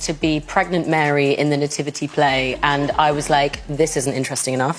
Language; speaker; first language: English; native; English